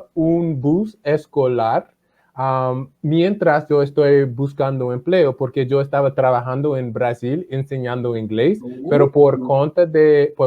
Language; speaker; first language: Spanish; non-native, fluent; English